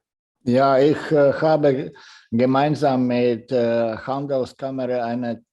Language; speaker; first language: German; non-native, fluent; Latvian